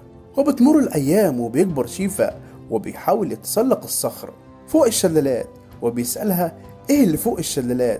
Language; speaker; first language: Arabic; native; Arabic